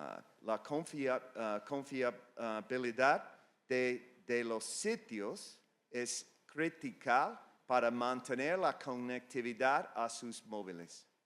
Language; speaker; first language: Spanish; non-native, fluent; English